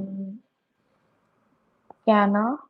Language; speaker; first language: German; non-native, learner; Hindi